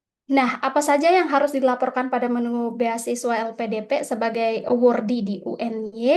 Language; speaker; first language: Indonesian; native; Indonesian